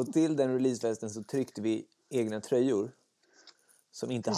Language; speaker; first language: Swedish; native; Swedish